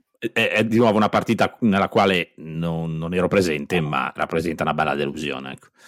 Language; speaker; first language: Italian; native; Italian